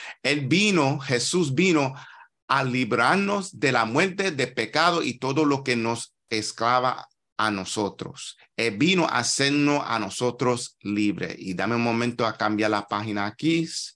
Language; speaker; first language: Spanish; non-native, learner; English